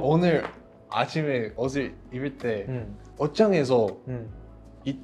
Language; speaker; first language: Korean; non-native, learner; English